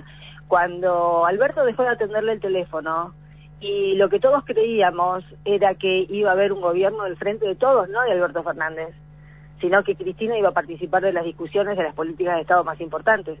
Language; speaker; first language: Spanish; native; Spanish